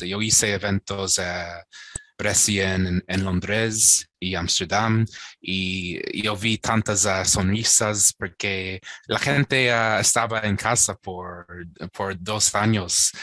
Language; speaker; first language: Spanish; non-native, fluent; English